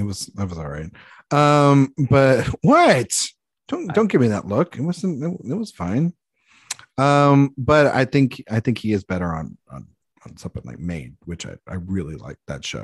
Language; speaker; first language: English; native; English